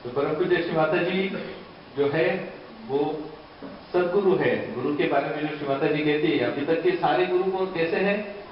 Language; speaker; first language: Hindi; non-native, local second language; Marathi